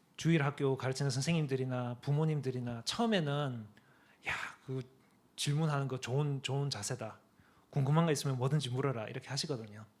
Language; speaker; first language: Korean; early bilingual, other home language; English